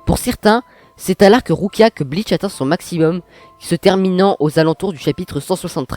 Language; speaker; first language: French; native; French